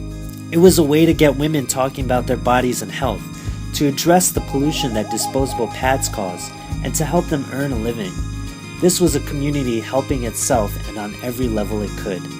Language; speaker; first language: English; early bilingual, other home language; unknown